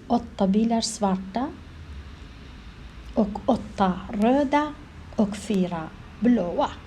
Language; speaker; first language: Swedish; non-native, learner; Kurdish